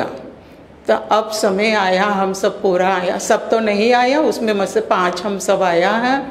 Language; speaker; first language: Hindi; early bilingual, heritage; Caribbean Hindustani